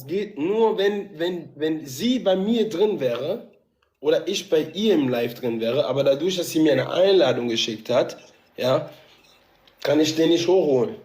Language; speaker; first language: German; native; German